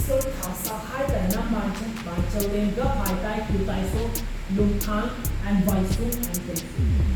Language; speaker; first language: Vietnamese; non-native, learner; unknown